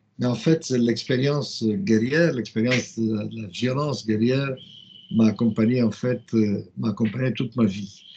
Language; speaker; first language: French; non-native, fluent; Romanian